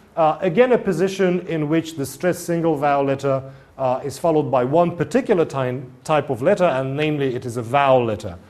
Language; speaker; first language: English; non-native, fluent; Hungarian